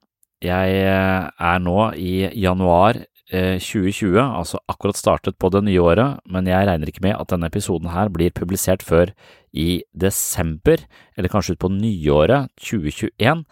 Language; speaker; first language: Norwegian; native; Norwegian